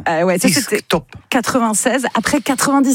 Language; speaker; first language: French; native; French